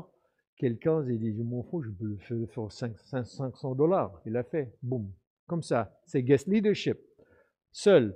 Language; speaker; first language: French; non-native, fluent; English